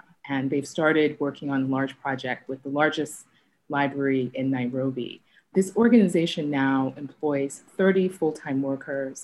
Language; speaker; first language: English; non-native, local second language; Yoruba